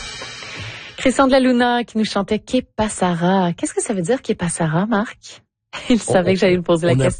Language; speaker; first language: French; native; French